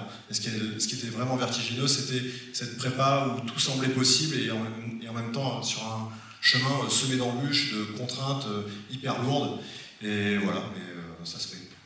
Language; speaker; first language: French; native; French